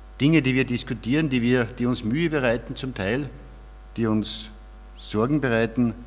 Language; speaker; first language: German; native; German